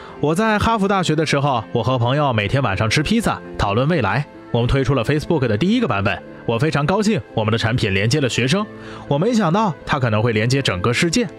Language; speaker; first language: Chinese; non-native, learner; English